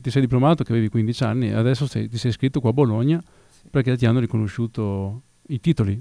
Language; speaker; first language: Italian; native; Italian